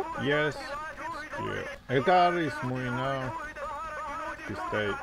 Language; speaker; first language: English; non-native, learner; Spanish